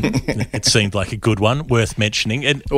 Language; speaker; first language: English; native; English